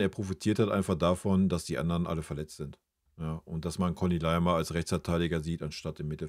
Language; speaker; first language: German; native; German